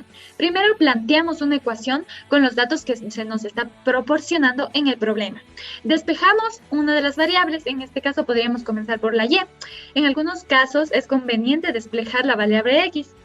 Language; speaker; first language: Spanish; native; Spanish